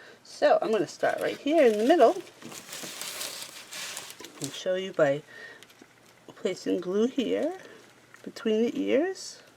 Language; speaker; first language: English; native; English